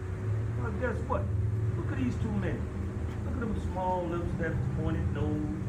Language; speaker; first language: English; native; English